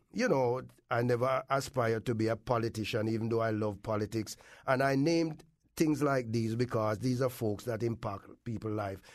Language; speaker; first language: English; native; English